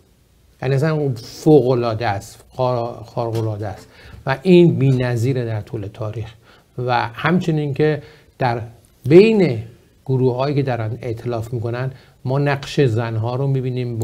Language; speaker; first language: Persian; native; Persian